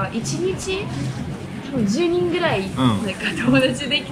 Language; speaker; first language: Japanese; non-native, fluent; Russian